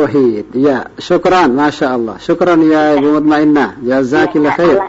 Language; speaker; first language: Indonesian; native; Indonesian